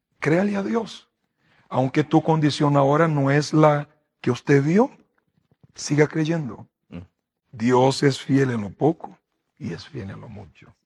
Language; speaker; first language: Spanish; non-native, fluent; Portuguese